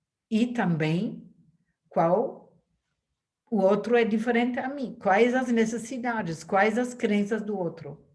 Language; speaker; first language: Portuguese; non-native, fluent; German